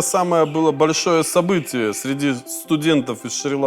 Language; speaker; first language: Russian; native; Russian